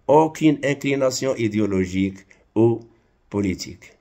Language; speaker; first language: French; non-native, local second language; Arabic